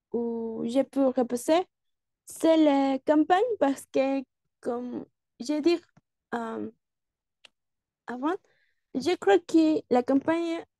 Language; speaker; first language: French; non-native, learner; Spanish